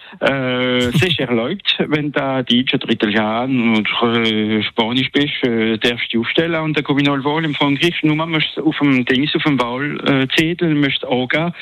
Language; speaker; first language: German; non-native, local second language; French